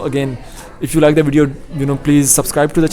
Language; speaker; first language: English; non-native, local second language; Urdu